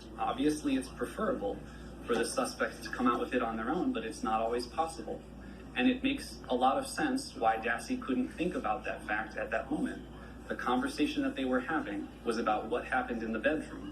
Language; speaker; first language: English; native; English